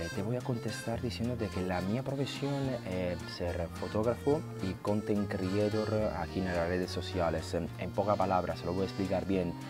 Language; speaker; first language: Spanish; non-native, fluent; Italian